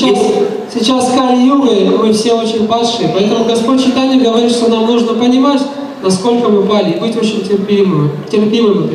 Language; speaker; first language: Russian; native; Russian